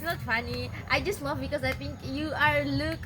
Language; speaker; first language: English; non-native, learner; Indonesian